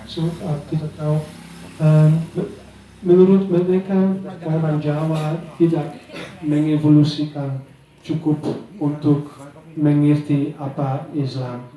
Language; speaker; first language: Indonesian; non-native, learner; Dutch